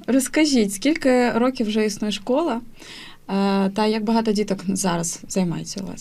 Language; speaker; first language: Ukrainian; native; Ukrainian